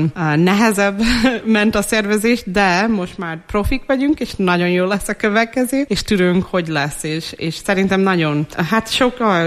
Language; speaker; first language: Hungarian; non-native, fluent; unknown